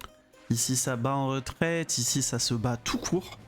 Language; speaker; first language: French; native; French